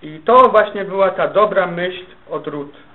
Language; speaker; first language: Polish; native; Polish